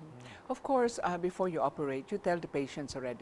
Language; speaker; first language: English; non-native, local second language; Filipino